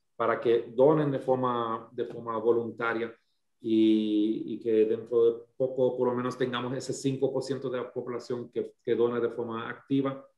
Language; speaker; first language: Spanish; non-native, fluent; German